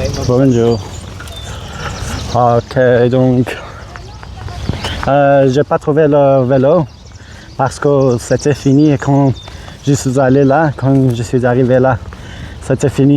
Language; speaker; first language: French; non-native, learner; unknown